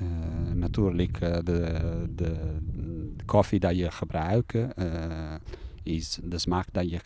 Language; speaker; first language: Dutch; non-native, fluent; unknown